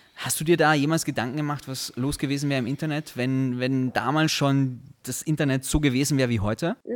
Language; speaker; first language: German; native; German